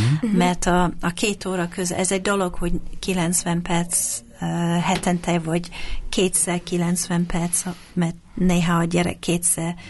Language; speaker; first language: Hungarian; non-native, fluent; English